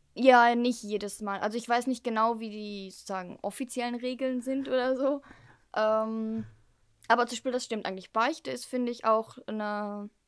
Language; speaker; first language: German; early bilingual, heritage; German